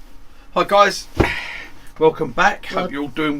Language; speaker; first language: English; native; English